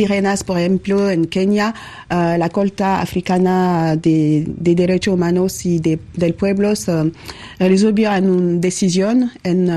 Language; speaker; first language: Spanish; non-native, learner; French